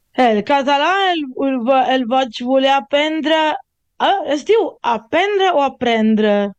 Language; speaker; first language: Catalan; non-native, learner; Italian